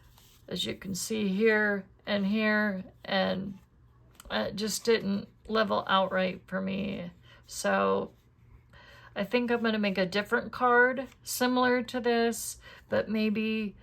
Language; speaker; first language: English; native; English